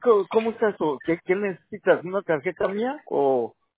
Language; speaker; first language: Spanish; native; Spanish